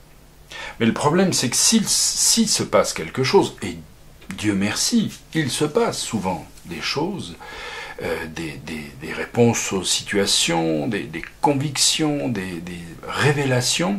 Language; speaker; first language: French; native; French